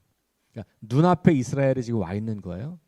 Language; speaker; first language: Korean; native; Korean